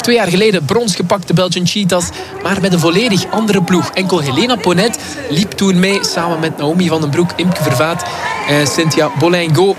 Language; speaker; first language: Dutch; native; Dutch